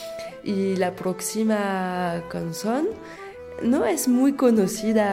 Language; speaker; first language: Spanish; non-native, learner; French